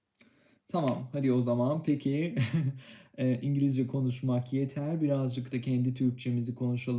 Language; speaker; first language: Turkish; non-native, fluent; Persian